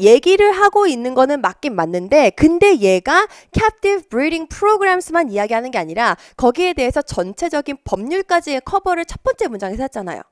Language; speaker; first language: Korean; native; Korean